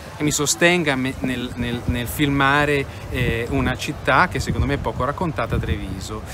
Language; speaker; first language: Italian; native; Italian